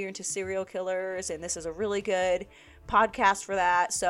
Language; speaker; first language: English; native; English